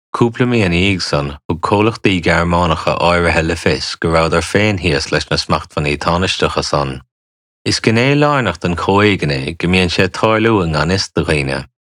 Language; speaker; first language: Irish; native; Irish